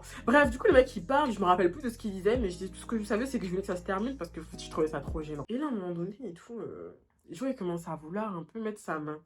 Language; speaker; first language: French; native; French